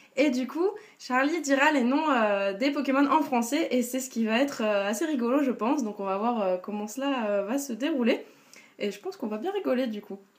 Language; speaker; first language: French; native; French